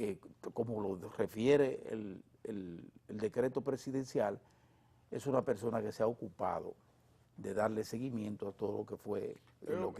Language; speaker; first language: Spanish; native; Spanish